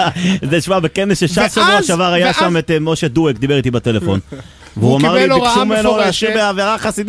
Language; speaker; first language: Hebrew; native; Hebrew